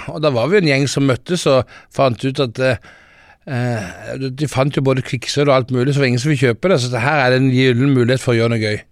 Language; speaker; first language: Norwegian; early bilingual, heritage; Norwegian